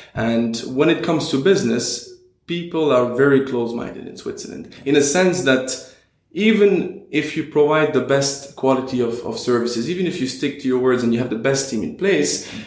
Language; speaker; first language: English; non-native, fluent; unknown